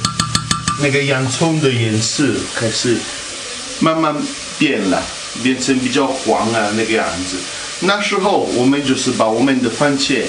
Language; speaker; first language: Chinese; non-native, fluent; Italian